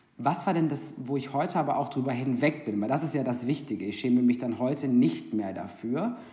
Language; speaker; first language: German; native; German